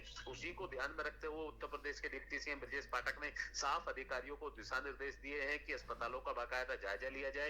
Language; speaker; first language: Hindi; native; Hindi